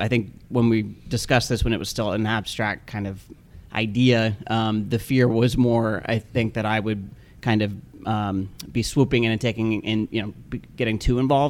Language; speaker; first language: English; native; English